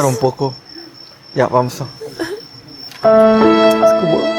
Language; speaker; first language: Spanish; non-native, learner; Korean